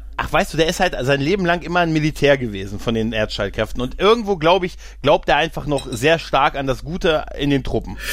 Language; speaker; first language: German; native; German